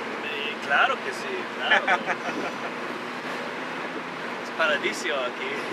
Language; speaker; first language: Spanish; non-native, learner; English